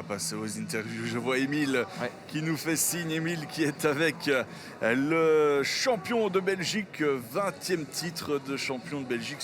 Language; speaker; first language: French; native; French